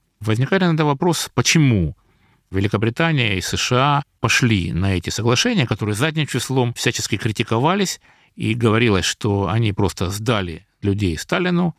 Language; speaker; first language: Russian; native; Russian